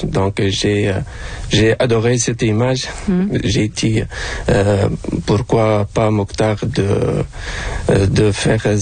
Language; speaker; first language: French; non-native, local second language; Arabic